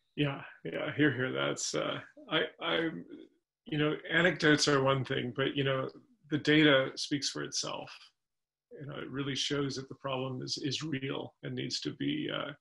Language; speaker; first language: English; native; English